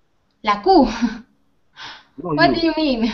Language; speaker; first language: English; non-native, fluent; Spanish